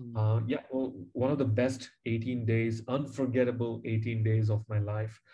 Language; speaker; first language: English; non-native, local second language; Tamil